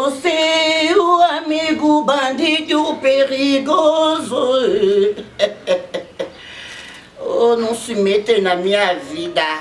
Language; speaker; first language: Portuguese; non-native, learner; Lingala